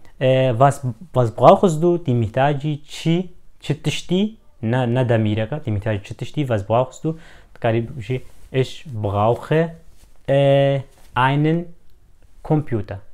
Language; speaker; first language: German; non-native, fluent; Kurdish